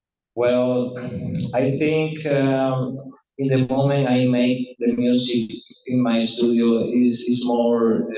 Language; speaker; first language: English; non-native, learner; Spanish